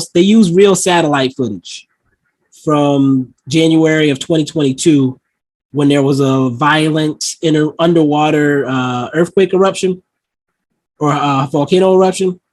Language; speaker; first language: English; native; English